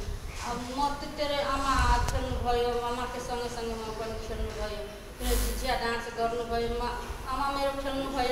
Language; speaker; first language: Nepali; non-native, local second language; Maithili